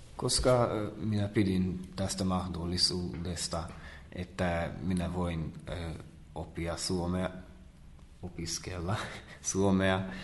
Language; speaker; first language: Finnish; non-native, fluent; Hungarian